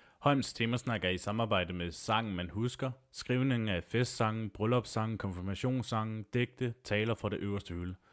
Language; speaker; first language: Danish; native; Danish